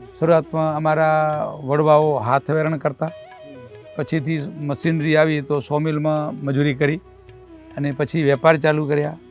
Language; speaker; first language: Gujarati; non-native, local second language; Kachhi